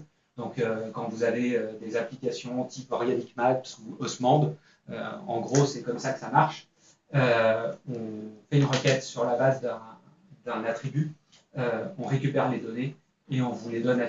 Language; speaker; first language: French; native; French